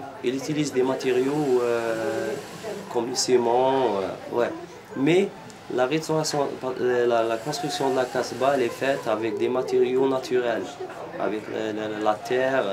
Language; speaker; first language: French; non-native, local second language; Arabic